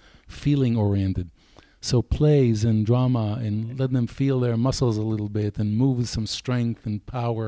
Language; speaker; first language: English; non-native, fluent; Hebrew